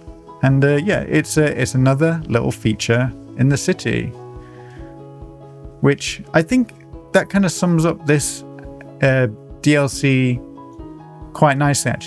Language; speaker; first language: English; native; English